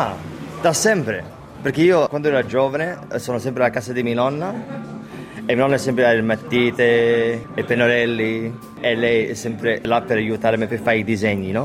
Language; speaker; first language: Italian; early bilingual, heritage; English